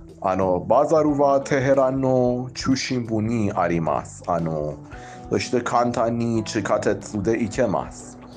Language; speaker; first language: Japanese; non-native, fluent; Persian